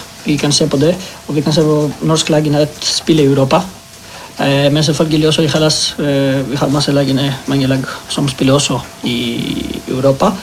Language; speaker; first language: Norwegian; non-native, learner; Greek